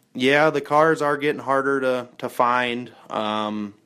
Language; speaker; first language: English; native; English